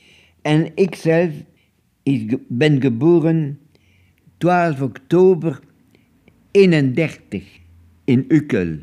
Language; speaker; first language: Dutch; non-native, local second language; French